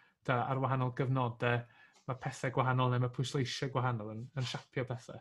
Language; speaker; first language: Welsh; native; Welsh